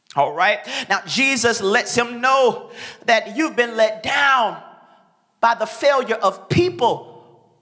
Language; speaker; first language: English; native; English